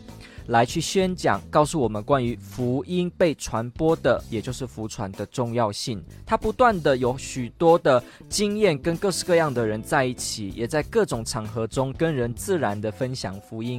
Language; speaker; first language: Chinese; native; Chinese